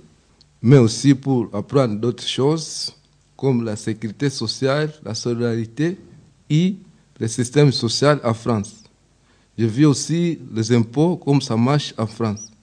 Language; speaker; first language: French; non-native, learner; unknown